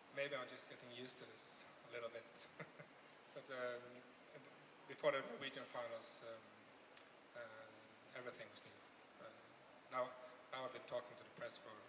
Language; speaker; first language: English; non-native, fluent; Norwegian